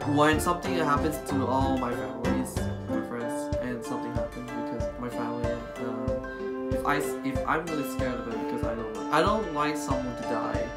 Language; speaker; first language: English; native; English